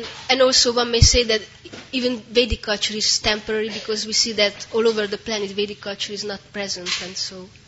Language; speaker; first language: English; non-native, fluent; Hungarian